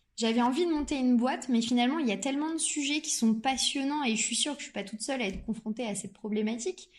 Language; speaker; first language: French; native; French